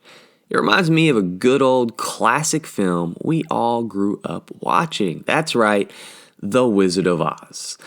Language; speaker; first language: English; native; English